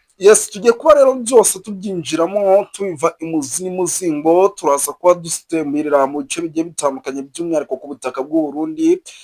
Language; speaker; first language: Kinyarwanda; native; Kinyarwanda